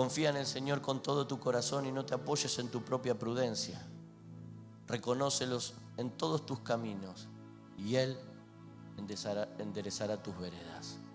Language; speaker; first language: Spanish; native; Spanish